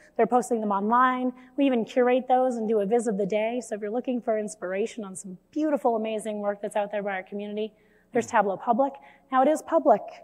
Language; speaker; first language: English; native; English